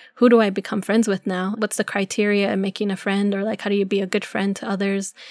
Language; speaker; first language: English; native; English